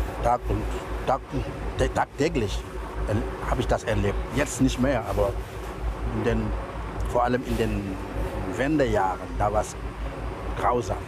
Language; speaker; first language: German; non-native, fluent; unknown